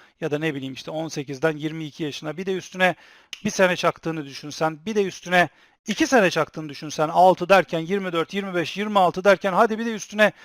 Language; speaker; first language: Turkish; native; Turkish